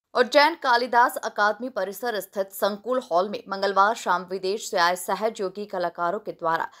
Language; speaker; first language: Hindi; native; Hindi